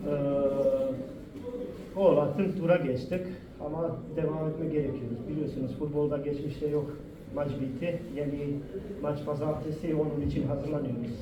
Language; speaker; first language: Turkish; non-native, fluent; Bosnian